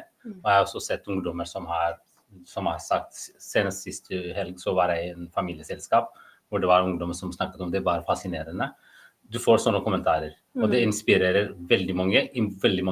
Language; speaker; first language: Norwegian; non-native, fluent; Amharic